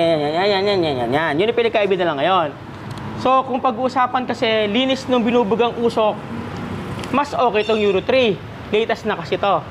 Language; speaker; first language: Filipino; non-native, local second language; Pampanga